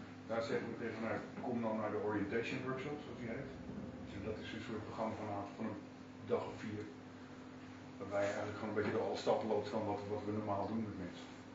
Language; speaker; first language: Dutch; native; Dutch